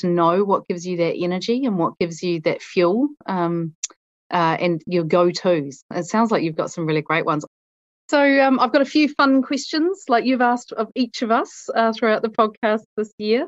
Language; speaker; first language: English; native; English